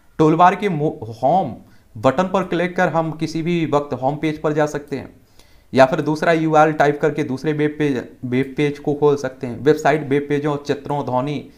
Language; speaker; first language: Hindi; native; Hindi